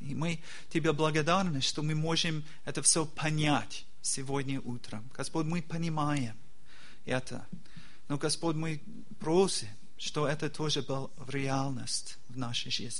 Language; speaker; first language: Russian; non-native, learner; English